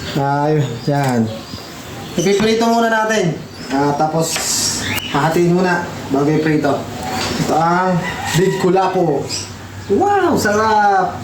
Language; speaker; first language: Filipino; native; Filipino